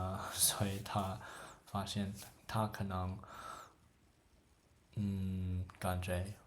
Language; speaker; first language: Chinese; non-native, learner; English